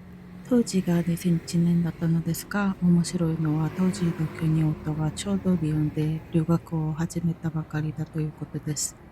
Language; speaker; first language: Japanese; non-native, fluent; Korean